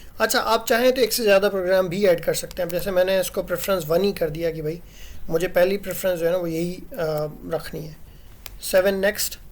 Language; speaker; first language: Urdu; non-native, local second language; Sindhi